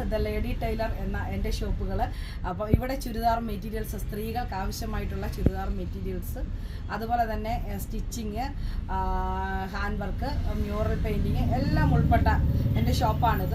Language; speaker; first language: Malayalam; native; Malayalam